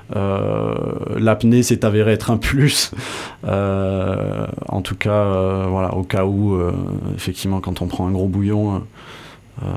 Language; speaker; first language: French; native; French